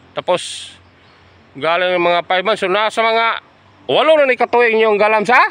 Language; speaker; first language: Filipino; non-native, local second language; Cebuano